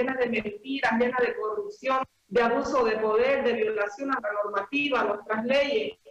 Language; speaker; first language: Spanish; native; Spanish